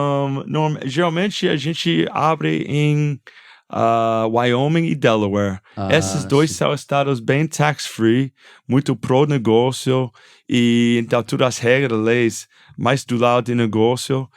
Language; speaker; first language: Portuguese; non-native, fluent; English